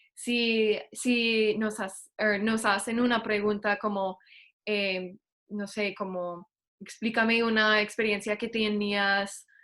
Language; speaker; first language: Spanish; non-native, fluent; English